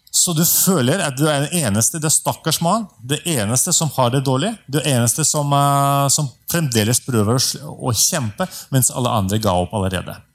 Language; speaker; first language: Norwegian; non-native, fluent; Russian